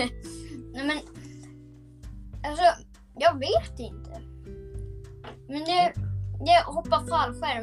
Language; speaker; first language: Swedish; native; Swedish